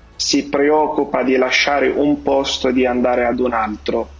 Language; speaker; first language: Italian; non-native, fluent; Arabic